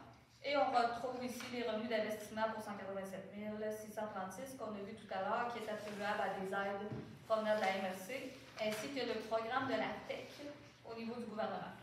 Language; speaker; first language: French; native; French